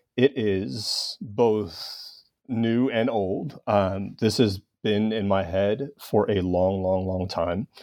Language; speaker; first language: English; native; English